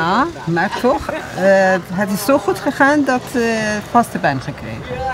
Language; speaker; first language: Dutch; non-native, fluent; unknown